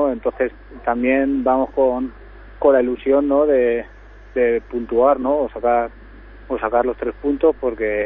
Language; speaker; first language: Spanish; native; Spanish